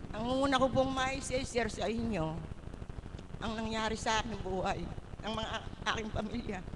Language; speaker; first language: Filipino; native; Filipino